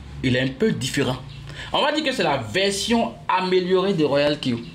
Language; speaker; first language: French; native; French